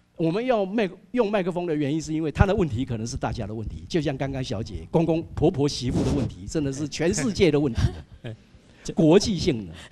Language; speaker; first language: Chinese; native; Chinese